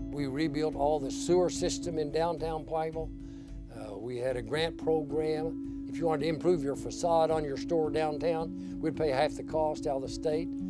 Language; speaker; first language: English; native; English